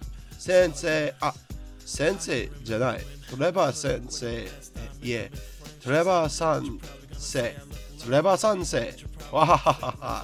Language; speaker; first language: Japanese; non-native, learner; English